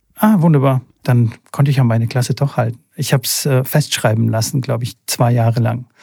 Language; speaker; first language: German; early bilingual, other home language; Bulgarian